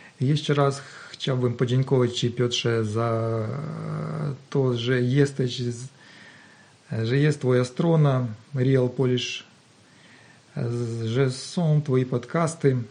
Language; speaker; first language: Polish; non-native, learner; Ukrainian